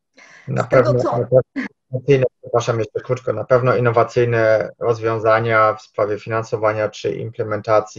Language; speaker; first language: Polish; early bilingual, heritage; Polish